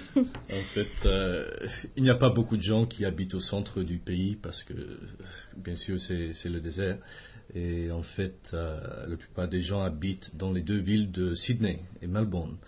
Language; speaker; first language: French; non-native, fluent; English